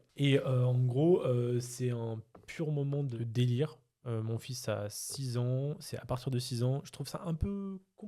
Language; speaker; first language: French; native; French